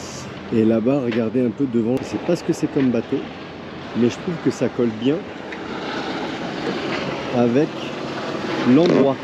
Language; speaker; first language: French; native; French